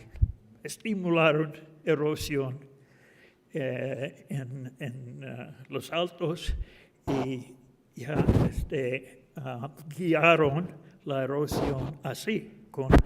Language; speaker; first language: Spanish; non-native, fluent; English